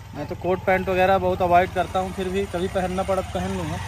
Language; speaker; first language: Hindi; native; Hindi